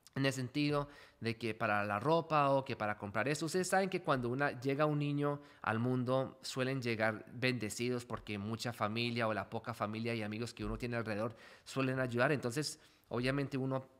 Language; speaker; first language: Spanish; early bilingual, heritage; Spanish